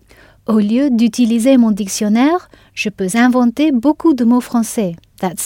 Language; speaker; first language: French; non-native, fluent; English